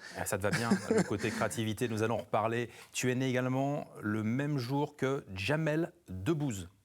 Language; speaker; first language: French; native; French